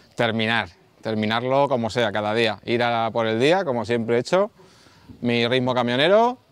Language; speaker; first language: Spanish; native; Spanish